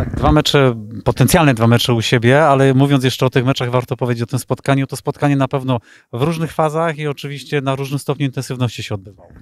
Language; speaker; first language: Polish; native; Polish